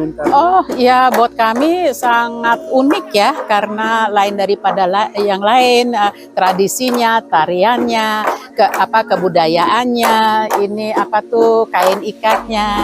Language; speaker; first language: Indonesian; non-native, fluent; English